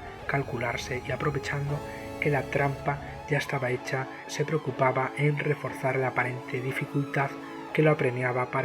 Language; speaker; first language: Spanish; native; Spanish